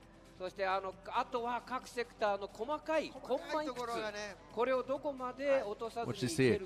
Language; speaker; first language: Japanese; native; Japanese